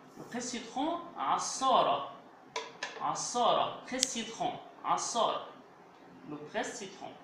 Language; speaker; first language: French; non-native, fluent; Arabic